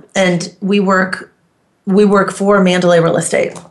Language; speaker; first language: English; non-native, fluent; Greek